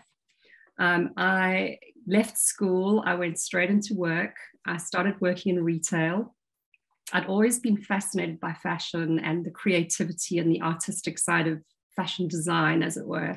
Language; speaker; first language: English; native; English